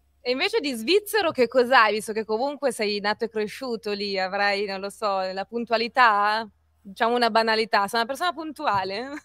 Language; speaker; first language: Italian; native; Italian